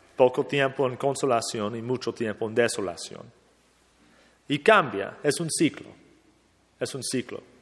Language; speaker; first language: Spanish; non-native, fluent; English